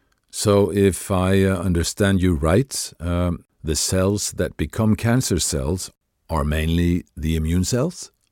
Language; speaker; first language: English; non-native, fluent; Norwegian